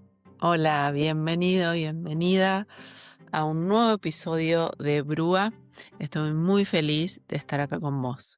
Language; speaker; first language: Spanish; native; Spanish